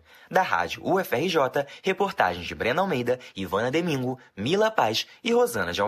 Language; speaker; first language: Portuguese; native; Portuguese